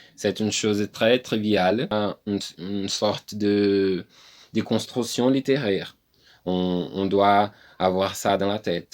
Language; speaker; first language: French; non-native, learner; Portuguese